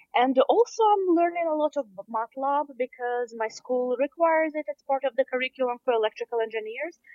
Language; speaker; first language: English; non-native, fluent; Russian